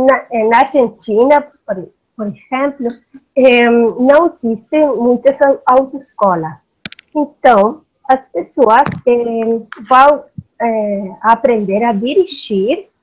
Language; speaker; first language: Portuguese; non-native, learner; Spanish